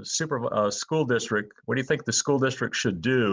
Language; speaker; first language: English; native; English